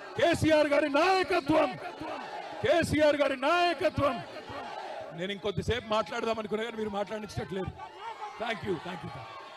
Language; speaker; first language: Telugu; native; Telugu